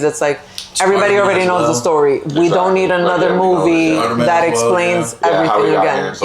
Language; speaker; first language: English; native; English